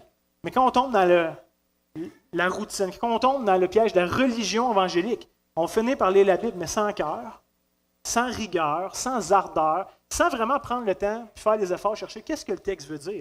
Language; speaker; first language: French; native; French